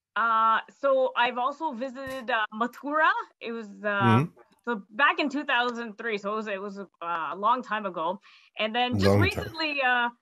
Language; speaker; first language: English; native; English